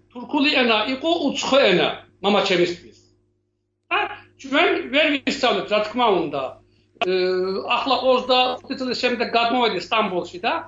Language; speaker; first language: Georgian; non-native, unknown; Turkish